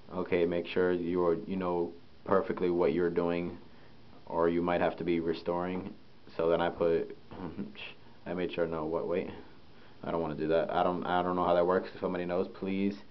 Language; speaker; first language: English; native; English